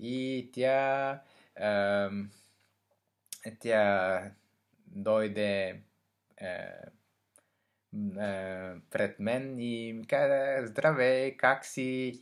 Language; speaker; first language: Bulgarian; non-native, learner; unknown